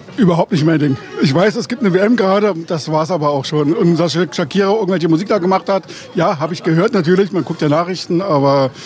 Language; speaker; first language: German; native; German